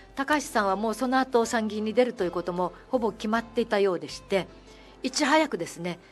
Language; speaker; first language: Japanese; native; Japanese